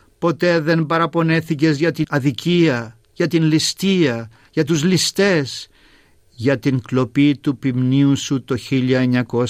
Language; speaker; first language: Greek; native; Greek